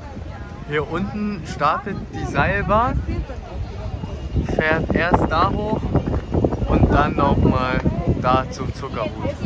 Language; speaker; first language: German; native; German